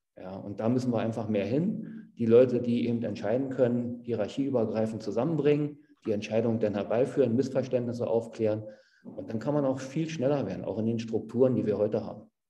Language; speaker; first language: German; native; German